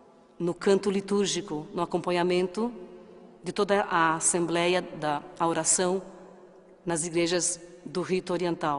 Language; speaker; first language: Portuguese; non-native, fluent; Ukrainian